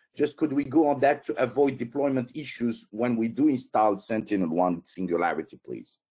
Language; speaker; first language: English; non-native, fluent; Italian